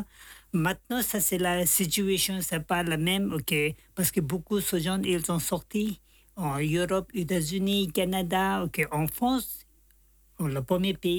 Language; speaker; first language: French; non-native, learner; Tibetan